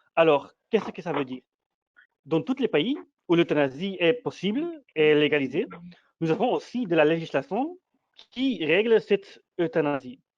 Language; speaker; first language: French; non-native, fluent; Dutch